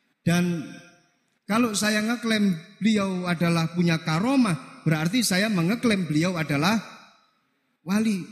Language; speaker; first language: Indonesian; non-native, local second language; Javanese